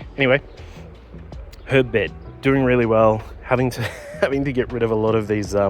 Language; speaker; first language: English; native; English